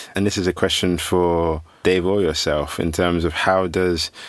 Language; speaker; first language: English; native; English